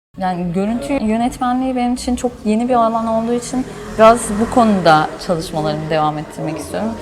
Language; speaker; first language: Turkish; early bilingual, heritage; Turkish